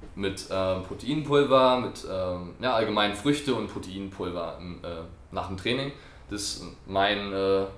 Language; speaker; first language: German; non-native, fluent; French